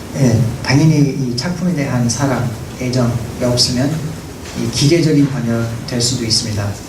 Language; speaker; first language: Korean; non-native, fluent; English